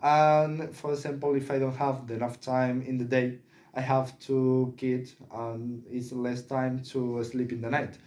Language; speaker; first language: English; non-native, learner; Spanish